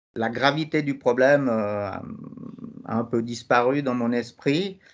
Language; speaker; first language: French; native; French